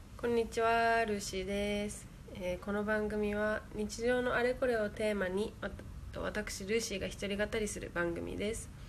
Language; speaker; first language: Japanese; native; Japanese